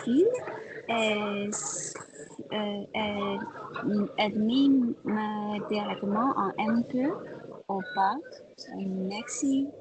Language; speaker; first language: French; non-native, learner; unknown